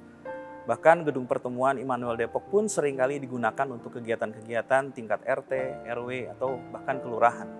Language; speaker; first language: Indonesian; native; Indonesian